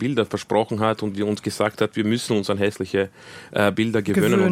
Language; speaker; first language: German; early bilingual, other home language; Croatian